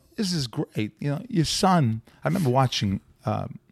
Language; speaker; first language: English; native; English